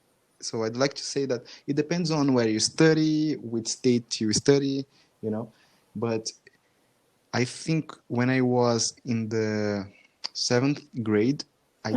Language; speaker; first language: English; non-native, fluent; Portuguese